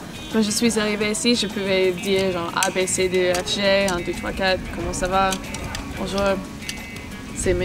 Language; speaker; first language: French; non-native, learner; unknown